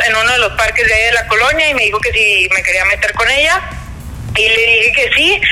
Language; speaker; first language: Spanish; native; Spanish